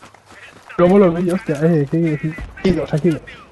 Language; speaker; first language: Spanish; native; Spanish